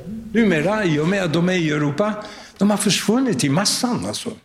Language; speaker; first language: Swedish; non-native, fluent; French